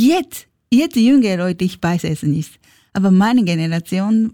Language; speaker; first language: German; non-native, learner; Japanese